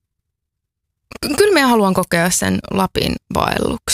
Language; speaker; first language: Finnish; native; Finnish